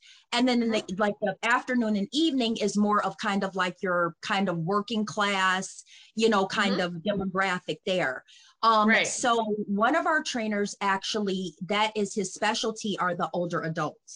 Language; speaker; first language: English; native; English